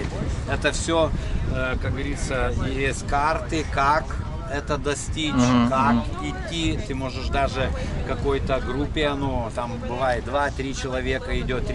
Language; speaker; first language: Russian; non-native, local second language; Lithuanian